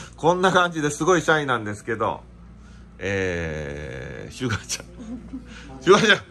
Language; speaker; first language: Japanese; native; Japanese